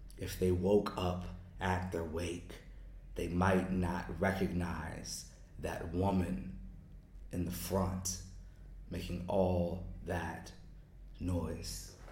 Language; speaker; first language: English; native; English